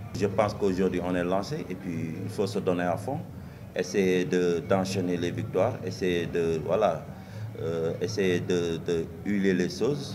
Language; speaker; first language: French; non-native, local second language; Wolof